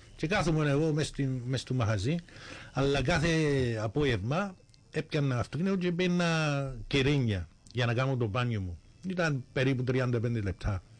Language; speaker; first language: Greek; early bilingual, heritage; Greek